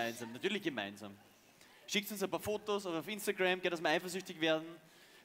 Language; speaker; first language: German; native; German